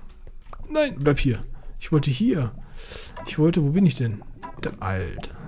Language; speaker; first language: German; native; German